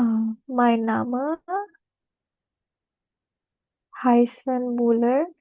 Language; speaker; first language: German; non-native, learner; Indonesian